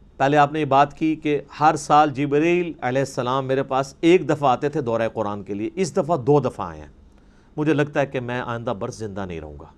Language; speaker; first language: Urdu; non-native, local second language; Punjabi